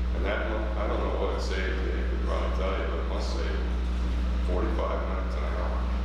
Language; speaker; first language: English; native; English